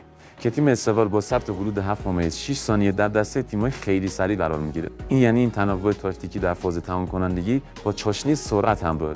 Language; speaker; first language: Persian; native; Persian